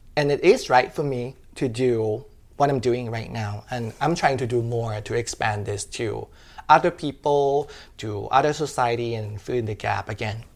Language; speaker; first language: English; non-native, fluent; Thai